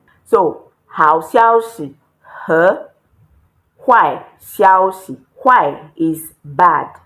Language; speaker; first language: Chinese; non-native, fluent; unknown